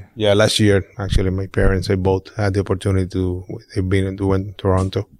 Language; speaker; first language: English; non-native, fluent; Spanish